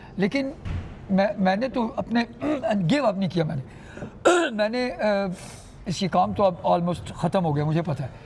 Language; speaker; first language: Urdu; non-native, local second language; Punjabi